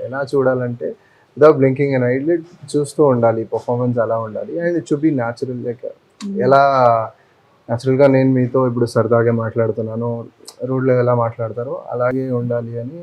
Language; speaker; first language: Telugu; non-native, fluent; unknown